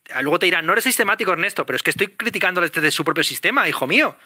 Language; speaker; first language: Spanish; native; Spanish